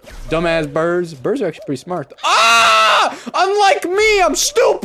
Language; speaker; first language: English; native; English